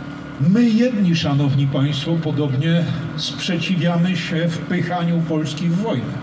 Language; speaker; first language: Polish; native; Polish